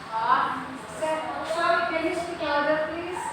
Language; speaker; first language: English; non-native, learner; Indonesian